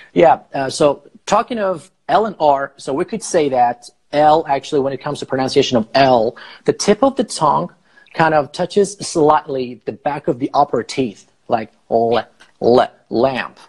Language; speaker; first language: English; non-native, fluent; Persian